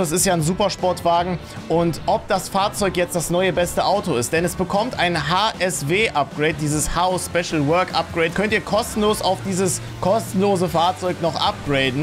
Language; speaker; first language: German; native; German